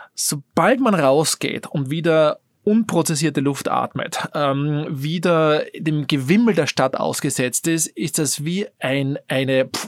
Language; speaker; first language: German; native; German